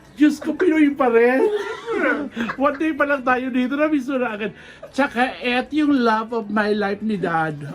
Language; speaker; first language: Filipino; native; Filipino